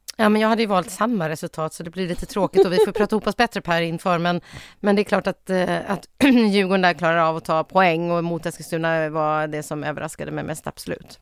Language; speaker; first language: Swedish; native; Swedish